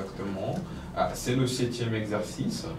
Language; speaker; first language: French; non-native, fluent; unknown